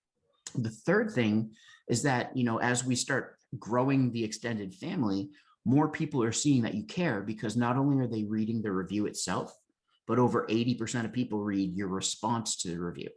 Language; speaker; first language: English; native; English